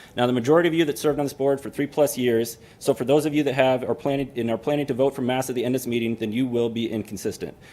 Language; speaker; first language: English; native; English